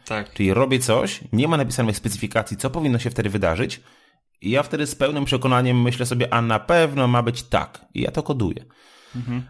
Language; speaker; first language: Polish; native; Polish